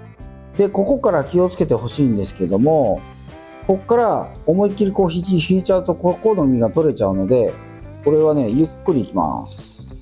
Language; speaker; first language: Japanese; native; Japanese